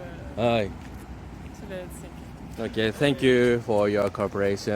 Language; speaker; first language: English; non-native, learner; Japanese